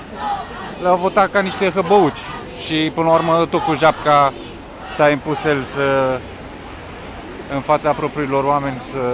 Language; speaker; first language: Romanian; native; Romanian